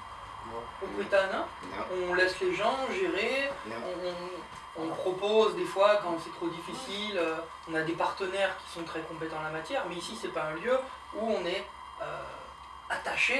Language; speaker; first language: French; native; French